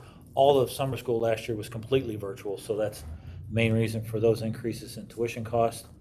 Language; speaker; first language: English; native; English